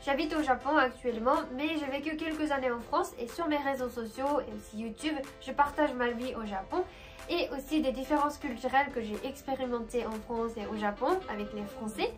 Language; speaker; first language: French; non-native, fluent; Japanese